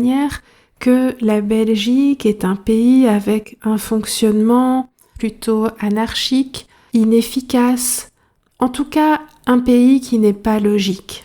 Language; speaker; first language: French; native; French